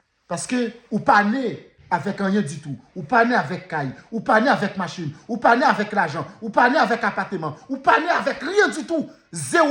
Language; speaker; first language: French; non-native, local second language; Haitian Creole